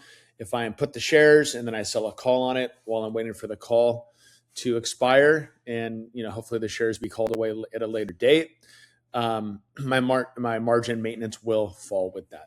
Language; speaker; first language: English; native; English